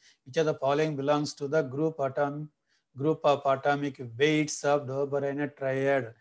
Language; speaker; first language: English; non-native, local second language; Telugu